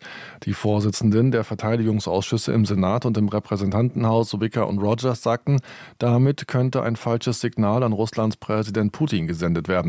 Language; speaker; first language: German; native; German